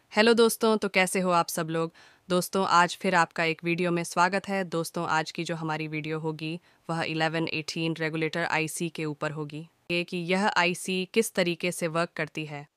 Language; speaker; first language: Hindi; native; Hindi